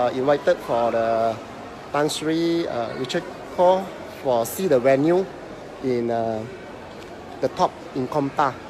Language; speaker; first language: English; non-native, local second language; Cantonese